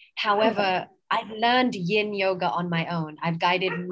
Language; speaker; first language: English; native; English